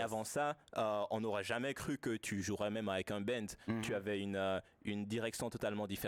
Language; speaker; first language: French; native; French